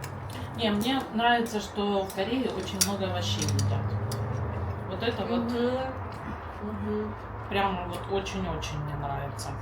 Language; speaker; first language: Russian; native; Russian